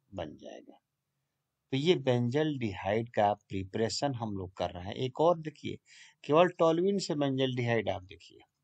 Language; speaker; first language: Hindi; native; Hindi